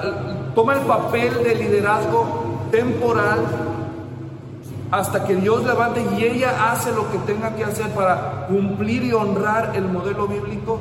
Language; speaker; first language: Spanish; native; Spanish